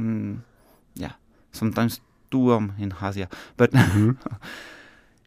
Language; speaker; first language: English; non-native, learner; French